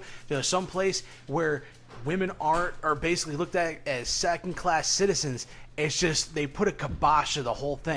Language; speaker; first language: English; native; English